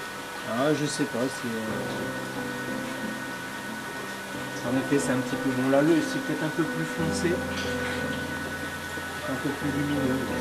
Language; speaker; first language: French; native; French